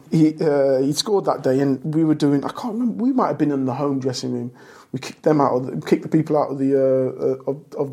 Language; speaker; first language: English; native; English